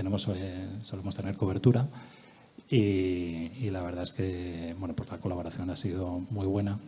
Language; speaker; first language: Spanish; native; Spanish